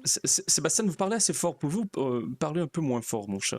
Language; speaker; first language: French; native; French